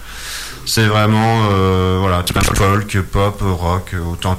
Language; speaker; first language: French; native; French